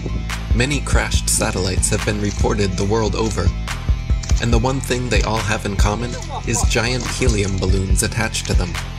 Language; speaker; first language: English; native; English